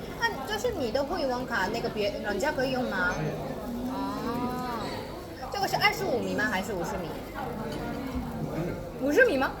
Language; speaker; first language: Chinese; non-native, fluent; Korean